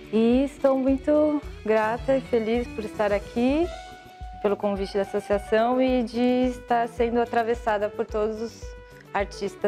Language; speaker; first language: Portuguese; native; Portuguese